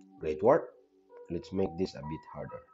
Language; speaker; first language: English; non-native, learner; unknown